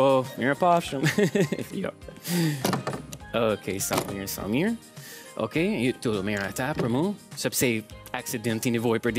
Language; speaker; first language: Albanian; non-native, learner; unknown